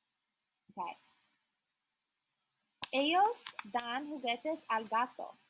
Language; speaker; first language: Spanish; non-native, learner; English